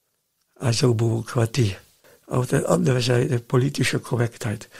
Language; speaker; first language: German; non-native, fluent; Dutch